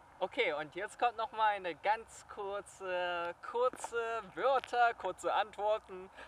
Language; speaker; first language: German; non-native, fluent; Chinese